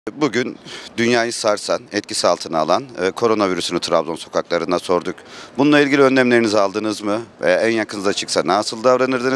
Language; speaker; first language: Turkish; native; Turkish